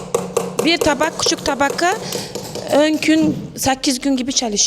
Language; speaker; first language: Turkish; non-native, learner; Uzbek